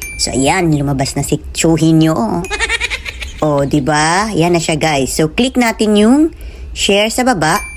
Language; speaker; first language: Filipino; non-native, local second language; Cebuano